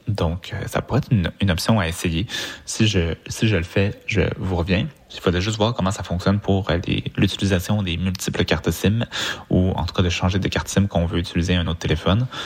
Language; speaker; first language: French; native; French